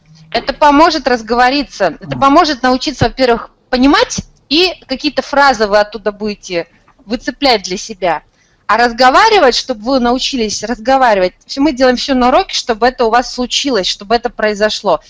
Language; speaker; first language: Russian; native; Russian